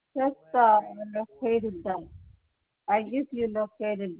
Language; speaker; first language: English; non-native, learner; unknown